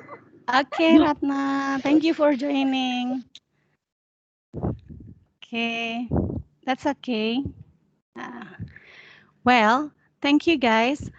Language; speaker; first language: English; non-native, fluent; Indonesian